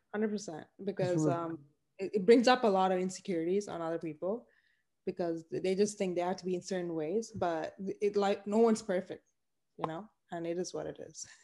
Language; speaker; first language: English; non-native, local second language; Tamil